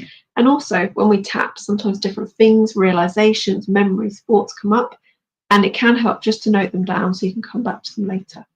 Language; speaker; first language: English; native; English